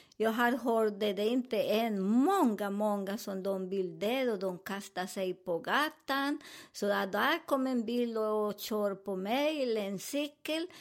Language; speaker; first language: Swedish; non-native, learner; Spanish